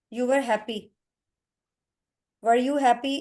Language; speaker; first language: English; non-native, learner; Urdu